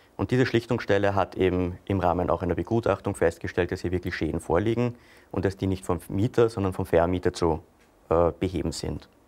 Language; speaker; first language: German; native; German